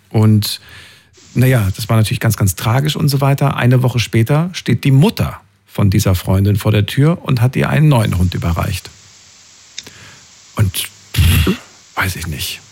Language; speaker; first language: German; native; German